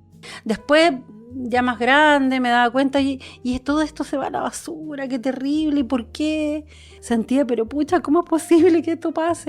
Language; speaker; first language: Spanish; native; Spanish